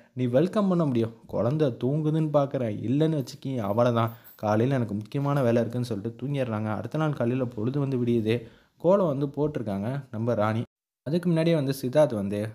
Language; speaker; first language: Tamil; native; Tamil